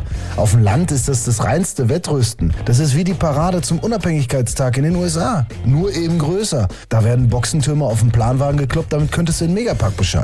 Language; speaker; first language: German; native; German